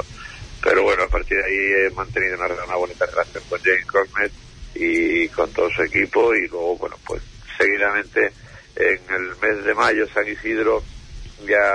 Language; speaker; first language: Spanish; native; Spanish